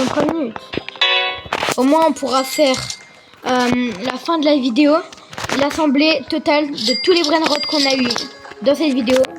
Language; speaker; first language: French; native; French